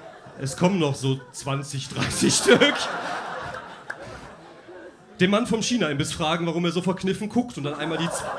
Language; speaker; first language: German; native; German